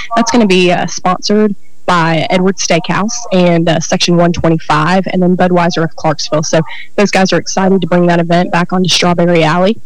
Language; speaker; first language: English; native; English